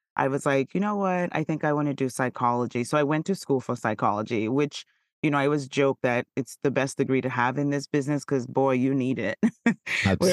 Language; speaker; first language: English; non-native, local second language; Yoruba